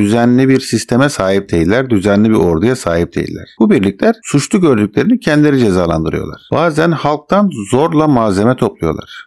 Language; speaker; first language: Turkish; native; Turkish